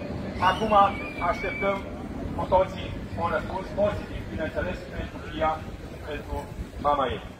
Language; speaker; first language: Romanian; native; Romanian